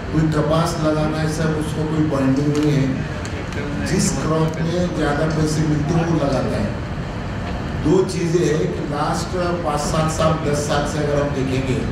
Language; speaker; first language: Hindi; non-native, local second language; Marathi